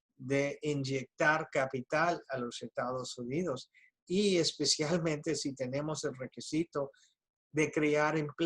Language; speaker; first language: Spanish; early bilingual, heritage; Spanish